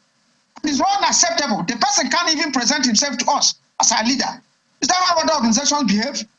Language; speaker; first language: English; non-native, local second language; Igbo